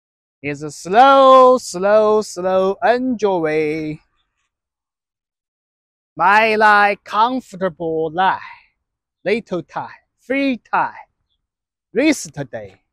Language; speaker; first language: English; non-native, learner; Chinese